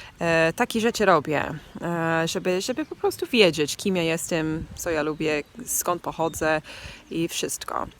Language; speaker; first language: Polish; non-native, learner; English